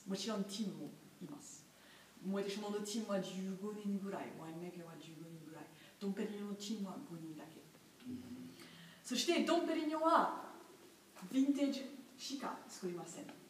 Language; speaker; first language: Japanese; non-native, learner; French